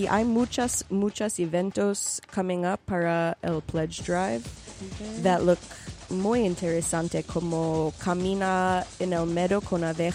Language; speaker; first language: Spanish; non-native, learner; English